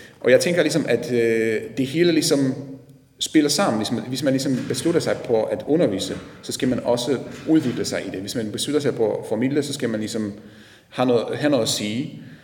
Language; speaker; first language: Danish; non-native, fluent; Polish